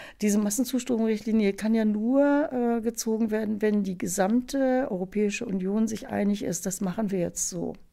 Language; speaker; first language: German; native; German